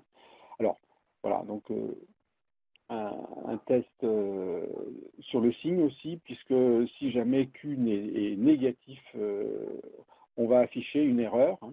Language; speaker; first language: French; native; French